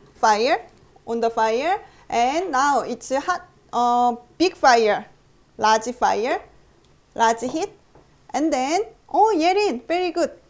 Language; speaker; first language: English; non-native, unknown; Korean